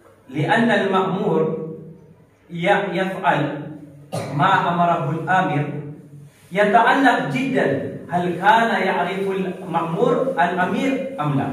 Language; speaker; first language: Arabic; non-native, learner; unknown